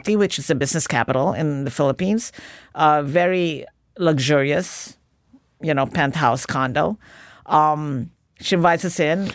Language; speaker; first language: English; non-native, local second language; Filipino